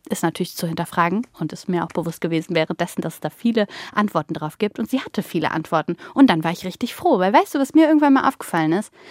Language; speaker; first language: German; early bilingual, other home language; Bulgarian